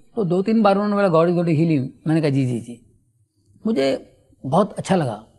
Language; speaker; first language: Hindi; non-native, local second language; Telugu